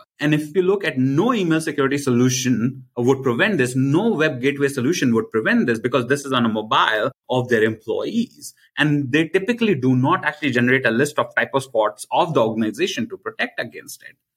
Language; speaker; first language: English; non-native, local second language; Hindi